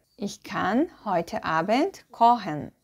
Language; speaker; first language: German; non-native, fluent; Portuguese